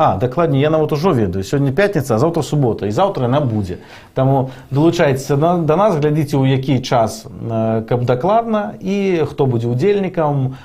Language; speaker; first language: Belarusian; non-native, local second language; Russian